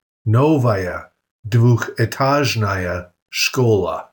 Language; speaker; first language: Russian; non-native, fluent; English